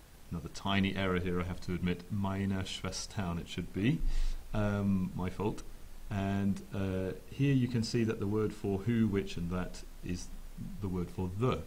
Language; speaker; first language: English; native; English